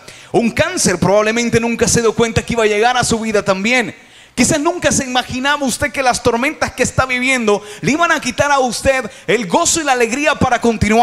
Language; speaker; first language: Spanish; native; Spanish